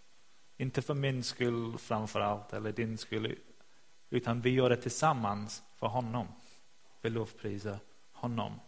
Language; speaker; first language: Swedish; non-native, fluent; English